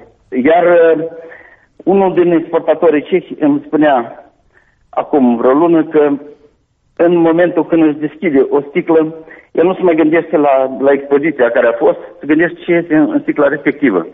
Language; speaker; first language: Romanian; native; Romanian